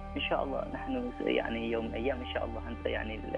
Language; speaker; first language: Arabic; non-native, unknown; Thai